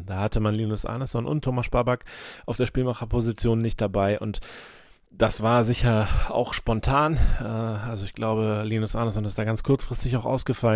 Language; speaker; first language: German; native; German